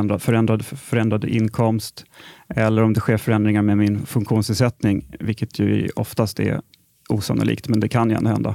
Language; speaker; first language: Swedish; native; Swedish